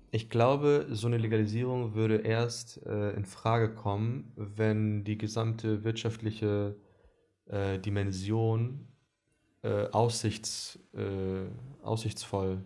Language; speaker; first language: German; early bilingual, other home language; Greek